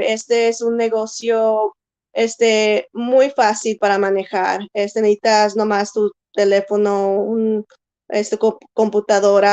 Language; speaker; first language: Spanish; early bilingual, heritage; Spanish